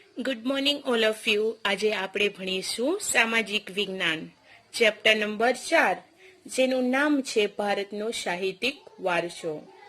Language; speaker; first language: Gujarati; native; Gujarati